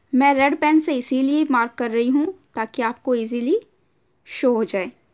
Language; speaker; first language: Hindi; native; Hindi